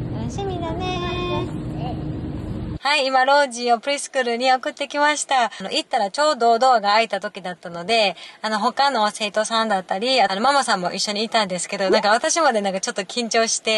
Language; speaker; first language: Japanese; native; Japanese